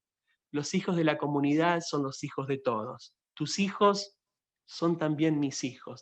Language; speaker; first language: Spanish; native; Spanish